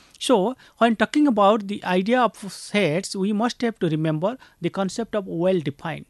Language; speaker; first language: English; non-native, local second language; Hindi